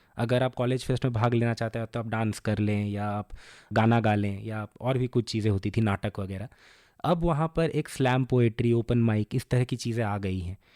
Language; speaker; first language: Hindi; non-native, local second language; Bangla